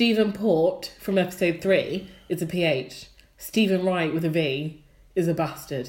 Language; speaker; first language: English; native; English